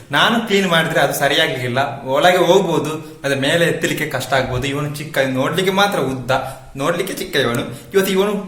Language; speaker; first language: Kannada; native; Kannada